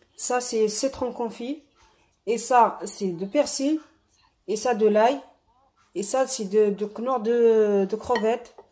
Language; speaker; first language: French; non-native, local second language; Arabic